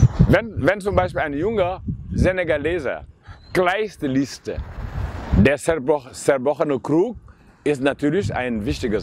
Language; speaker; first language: German; non-native, fluent; Wolof